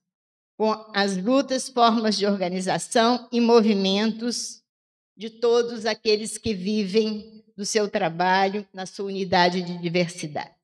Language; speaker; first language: Portuguese; native; Portuguese